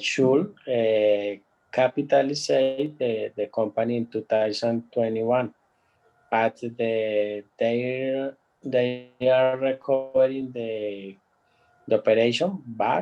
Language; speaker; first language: English; non-native, learner; Spanish